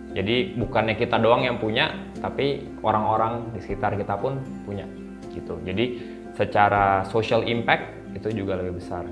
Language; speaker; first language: Indonesian; native; Indonesian